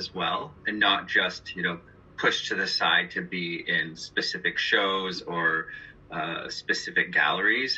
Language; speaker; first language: English; native; English